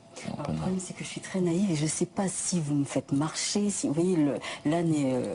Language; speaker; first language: French; native; French